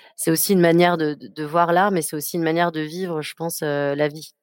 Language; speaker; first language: French; native; French